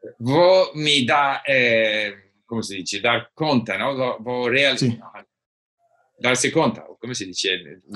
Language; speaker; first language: Italian; non-native, learner; English